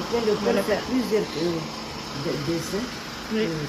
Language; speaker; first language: French; non-native, local second language; Comorian